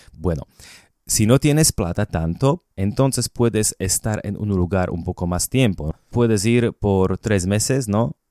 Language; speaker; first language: Spanish; non-native, fluent; Slovak